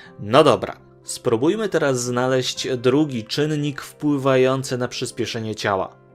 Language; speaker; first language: Polish; native; Polish